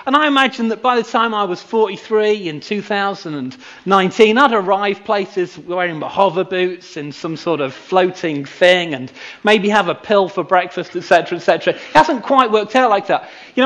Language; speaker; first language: English; native; English